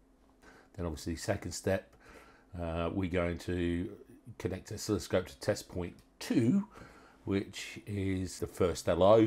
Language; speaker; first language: English; native; English